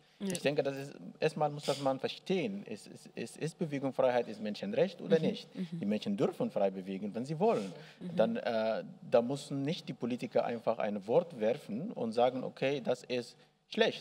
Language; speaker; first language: German; non-native, learner; Arabic